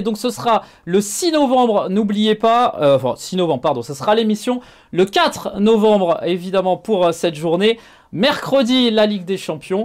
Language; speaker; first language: French; native; French